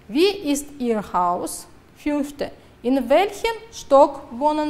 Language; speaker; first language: German; non-native, fluent; Uzbek